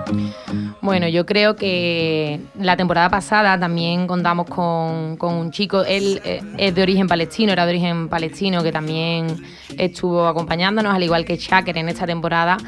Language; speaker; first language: Spanish; native; Spanish